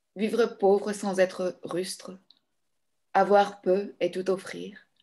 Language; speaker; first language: French; non-native, fluent; Greek